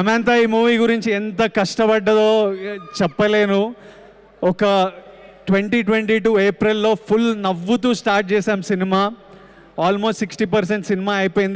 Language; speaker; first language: Telugu; native; Telugu